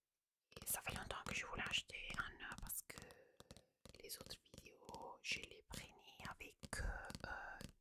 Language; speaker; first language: French; non-native, fluent; Italian